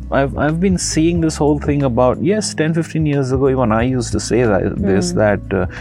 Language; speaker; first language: English; non-native, local second language; Gujarati